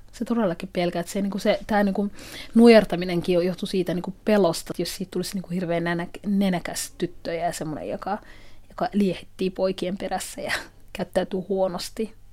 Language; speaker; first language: Finnish; non-native, fluent; Somali